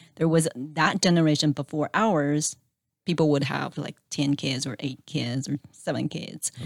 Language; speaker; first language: English; non-native, fluent; Chinese